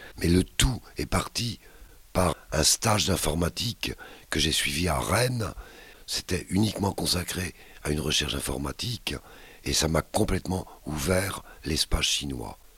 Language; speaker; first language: French; native; French